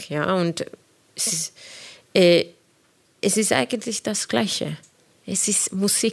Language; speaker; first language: German; non-native, fluent; Spanish